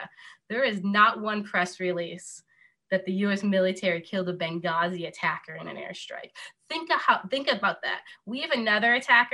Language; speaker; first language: English; native; English